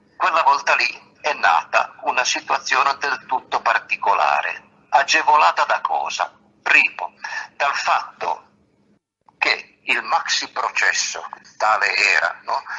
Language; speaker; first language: Italian; native; Italian